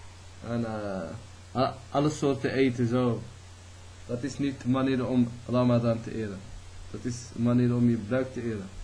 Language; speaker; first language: Dutch; early bilingual, other home language; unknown